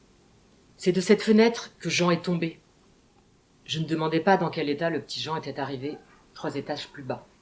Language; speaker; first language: French; native; French